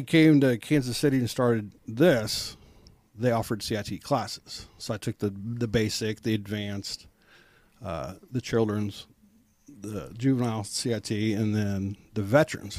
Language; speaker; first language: English; native; English